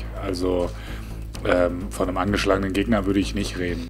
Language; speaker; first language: German; native; German